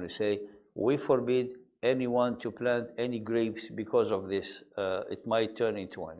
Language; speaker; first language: English; non-native, fluent; Arabic